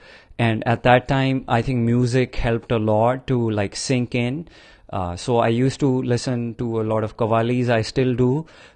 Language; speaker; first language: English; non-native, local second language; Punjabi